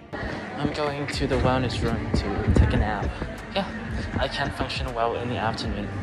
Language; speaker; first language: English; non-native, fluent; Vietnamese